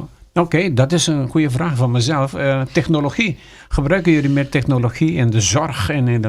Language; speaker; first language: Dutch; non-native, local second language; Papiamento